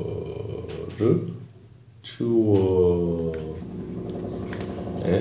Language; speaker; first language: Korean; non-native, learner; English